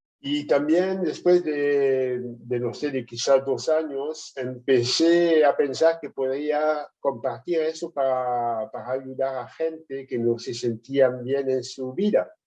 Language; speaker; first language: Spanish; non-native, fluent; French